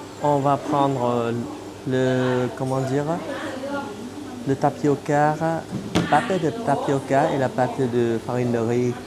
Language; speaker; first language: French; non-native, fluent; Vietnamese